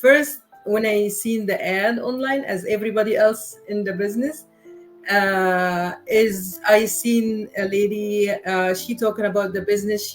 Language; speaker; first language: English; non-native, learner; Arabic